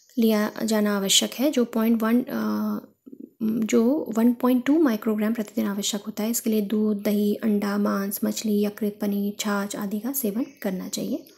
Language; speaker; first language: Hindi; native; Hindi